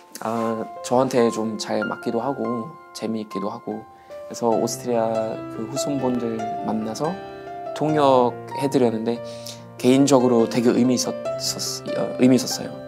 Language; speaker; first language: Korean; non-native, fluent; German